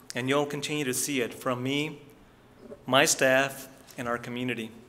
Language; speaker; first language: English; native; English